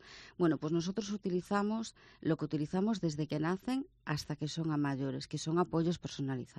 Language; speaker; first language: Spanish; native; Spanish